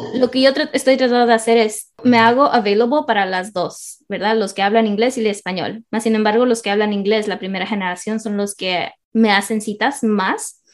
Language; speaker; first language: Spanish; early bilingual, heritage; Spanish